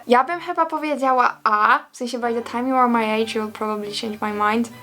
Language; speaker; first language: English; non-native, fluent; Polish